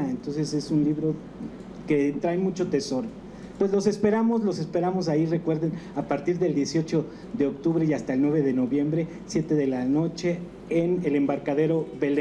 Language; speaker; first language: Spanish; native; Spanish